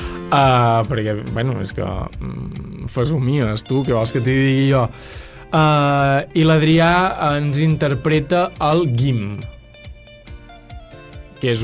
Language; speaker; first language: Catalan; native; Catalan